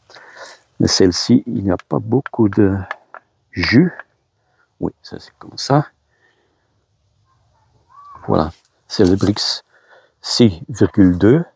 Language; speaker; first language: French; non-native, local second language; Dutch